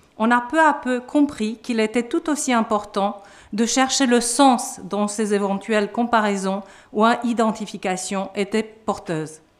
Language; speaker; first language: French; non-native, fluent; Romanian